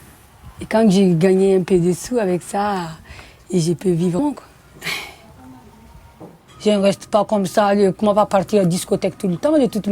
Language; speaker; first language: French; non-native, learner; Malagasy